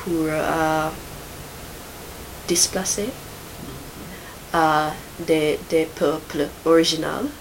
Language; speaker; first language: French; non-native, learner; English